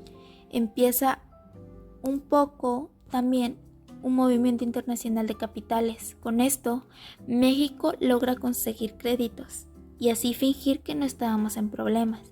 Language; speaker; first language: Spanish; native; Spanish